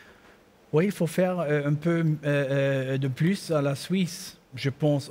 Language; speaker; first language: French; non-native, learner; German